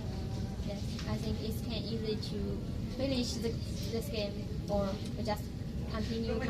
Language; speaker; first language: English; non-native, learner; Chinese